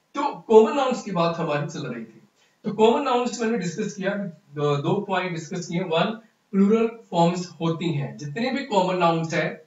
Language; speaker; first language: Hindi; non-native, local second language; Punjabi